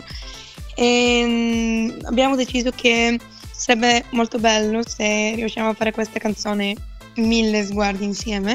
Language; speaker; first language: Italian; non-native, fluent; Bulgarian